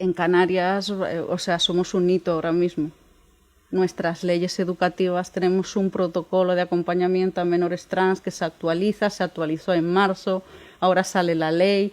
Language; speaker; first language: Spanish; native; Spanish